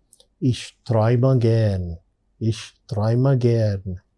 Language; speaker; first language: German; non-native, fluent; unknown